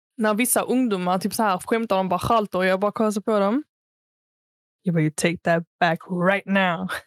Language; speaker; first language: Swedish; native; Swedish